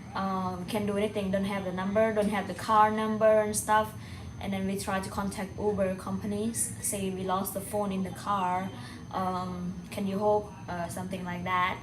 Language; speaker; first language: English; non-native, learner; Thai